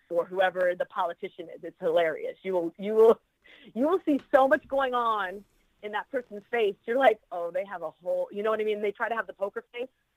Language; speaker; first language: English; native; English